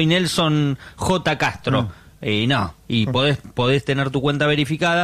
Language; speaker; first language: Spanish; native; Spanish